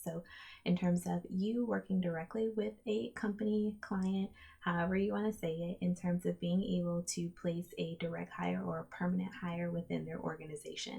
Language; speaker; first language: English; native; English